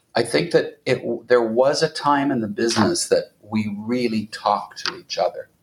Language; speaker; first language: English; native; English